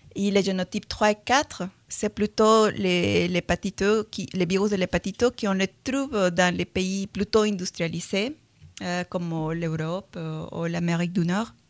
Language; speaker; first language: French; non-native, fluent; Spanish